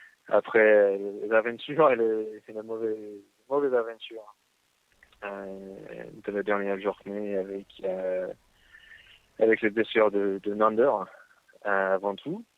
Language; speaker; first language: French; non-native, fluent; English